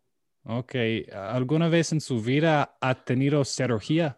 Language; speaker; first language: Spanish; non-native, learner; English